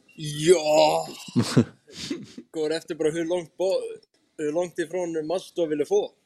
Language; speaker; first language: Swedish; non-native, fluent; Icelandic